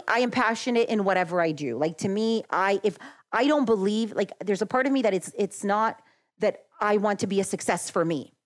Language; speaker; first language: English; early bilingual, other home language; Macedonian